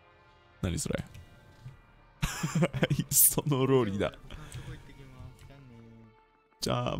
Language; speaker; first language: Japanese; non-native, learner; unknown